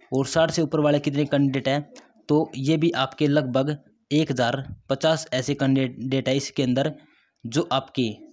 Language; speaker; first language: Hindi; native; Hindi